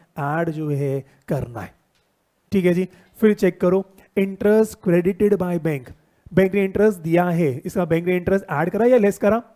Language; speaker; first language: Hindi; native; Hindi